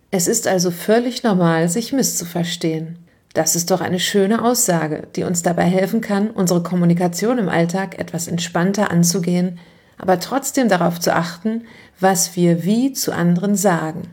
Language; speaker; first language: German; native; German